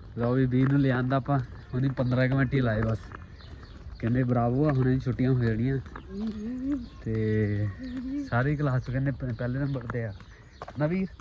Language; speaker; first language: Punjabi; native; Punjabi